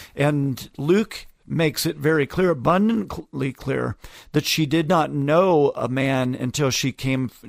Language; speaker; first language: English; native; English